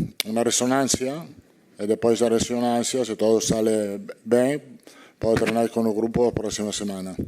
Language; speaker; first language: Portuguese; non-native, fluent; Italian